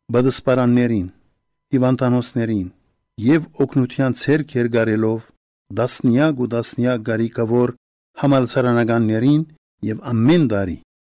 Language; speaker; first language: Armenian; early bilingual, heritage; Armenian